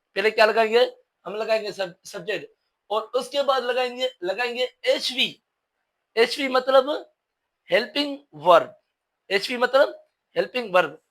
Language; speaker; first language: Urdu; non-native, local second language; Sindhi